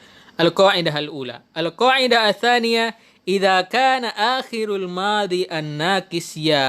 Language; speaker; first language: Arabic; non-native, fluent; Indonesian